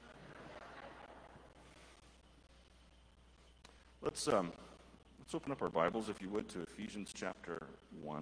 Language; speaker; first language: English; native; English